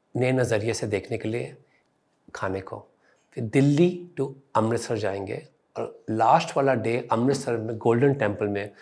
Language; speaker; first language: Hindi; non-native, local second language; Punjabi